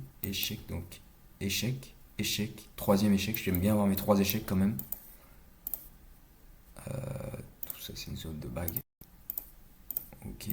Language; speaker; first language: French; native; French